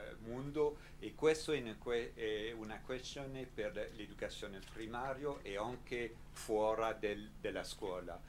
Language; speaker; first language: Italian; non-native, learner; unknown